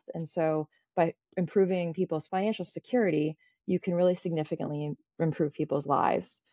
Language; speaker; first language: English; early bilingual, other home language; Croatian